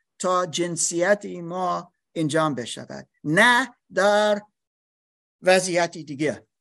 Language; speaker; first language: Persian; non-native, learner; English